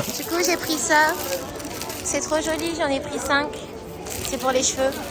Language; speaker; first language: French; early bilingual, other home language; Arabic